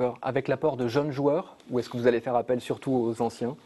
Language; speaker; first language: French; native; French